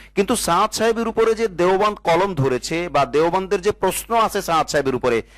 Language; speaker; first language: Bangla; native; Bangla